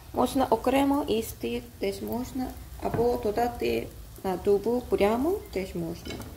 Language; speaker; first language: Ukrainian; non-native, learner; Korean